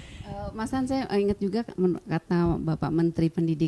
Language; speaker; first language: Indonesian; native; Indonesian